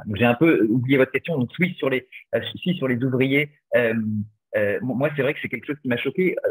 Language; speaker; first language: French; native; French